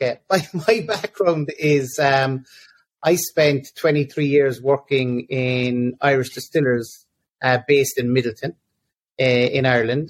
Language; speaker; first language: English; native; English